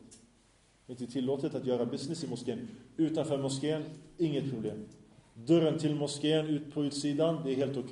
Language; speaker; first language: Swedish; early bilingual, other home language; Arabic